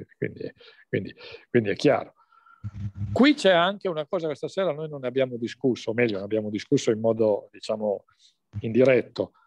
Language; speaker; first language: Italian; native; Italian